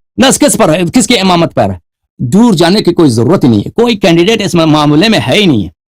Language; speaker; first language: Urdu; non-native, fluent; Persian